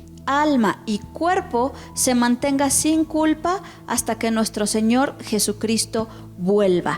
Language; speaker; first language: Spanish; native; Spanish